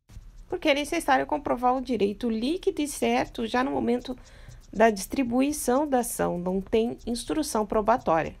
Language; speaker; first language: Portuguese; native; Portuguese